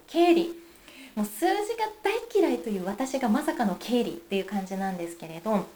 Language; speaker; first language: Japanese; native; Japanese